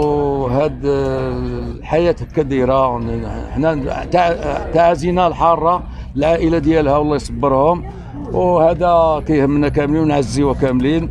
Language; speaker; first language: Arabic; native; Arabic